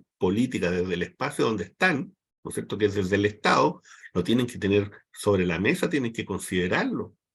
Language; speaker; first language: Spanish; native; Spanish